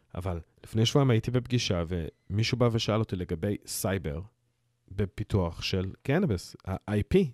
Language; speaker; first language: Hebrew; early bilingual, heritage; Hebrew